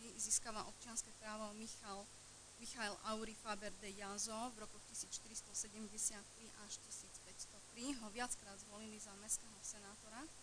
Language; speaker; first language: Slovak; native; Slovak